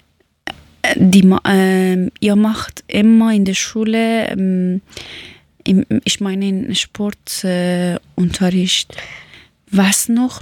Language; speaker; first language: German; non-native, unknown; Persian